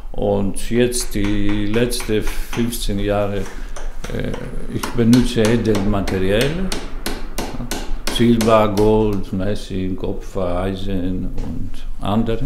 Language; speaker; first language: German; non-native, learner; Greek